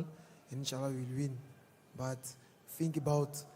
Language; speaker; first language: English; non-native, learner; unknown